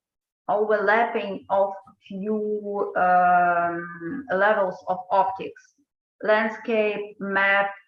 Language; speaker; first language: English; non-native, fluent; Ukrainian